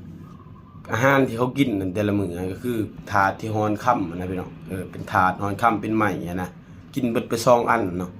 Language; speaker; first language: Thai; non-native, local second language; Northeastern Thai